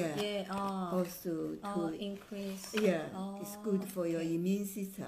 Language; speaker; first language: English; non-native, learner; Chinese